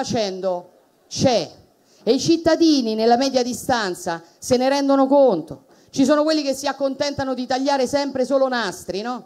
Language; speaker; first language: Italian; native; Italian